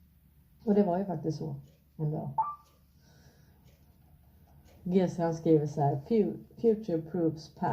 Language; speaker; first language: Swedish; native; Swedish